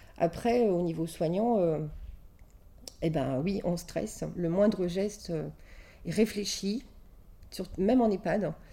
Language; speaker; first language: French; native; French